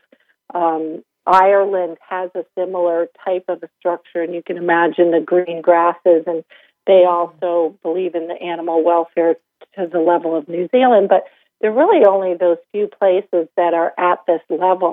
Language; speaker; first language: English; native; English